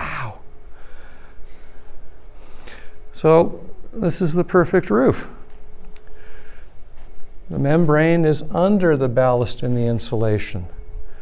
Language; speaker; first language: English; native; English